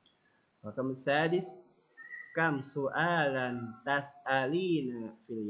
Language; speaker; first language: Arabic; non-native, fluent; Indonesian